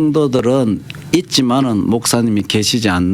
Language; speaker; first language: Korean; native; Korean